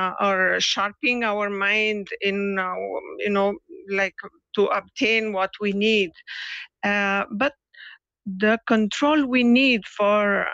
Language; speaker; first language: English; non-native, fluent; Italian